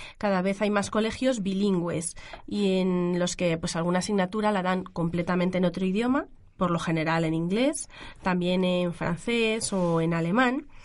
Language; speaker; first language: Spanish; native; Spanish